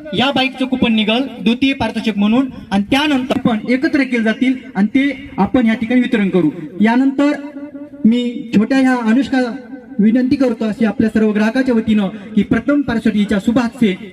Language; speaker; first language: Marathi; native; Marathi